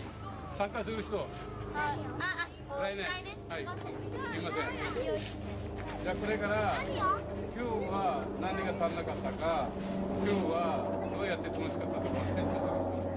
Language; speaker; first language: Japanese; native; Japanese